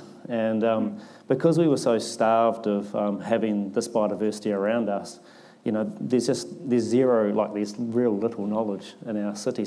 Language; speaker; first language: English; native; English